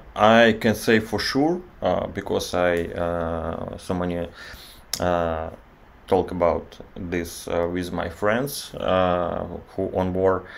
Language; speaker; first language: English; non-native, learner; Russian